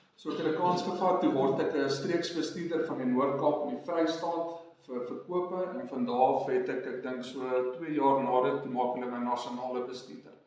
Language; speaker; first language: Afrikaans; non-native, local second language; English